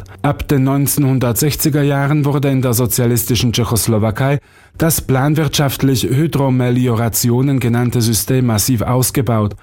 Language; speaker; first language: German; non-native, fluent; Slovak